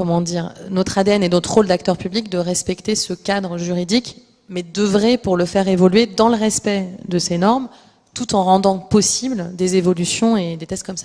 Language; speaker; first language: French; native; French